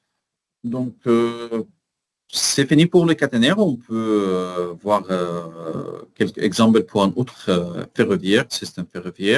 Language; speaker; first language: French; non-native, learner; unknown